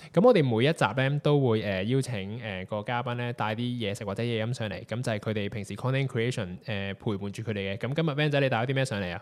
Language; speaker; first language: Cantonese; native; Cantonese